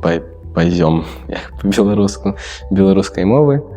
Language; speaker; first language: Belarusian; non-native, local second language; Russian